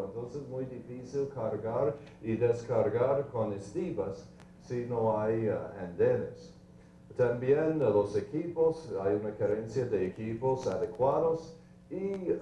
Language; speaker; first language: Spanish; non-native, fluent; English